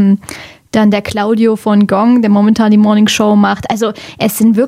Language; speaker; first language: German; native; German